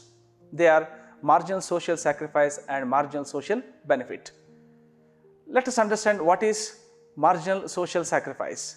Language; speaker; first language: English; non-native, local second language; Kannada